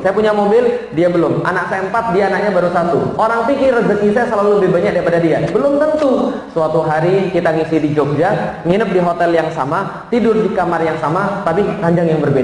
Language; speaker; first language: Indonesian; native; Indonesian